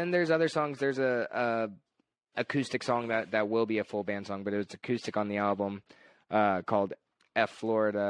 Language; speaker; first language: English; native; English